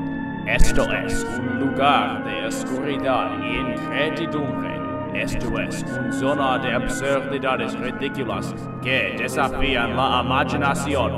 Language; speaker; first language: Spanish; non-native, learner; English